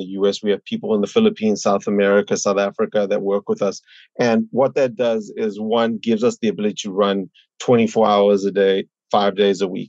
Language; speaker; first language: English; native; English